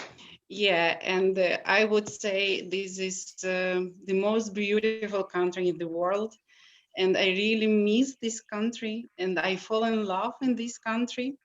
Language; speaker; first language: English; non-native, learner; Russian